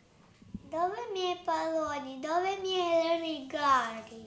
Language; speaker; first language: Italian; early bilingual, other home language; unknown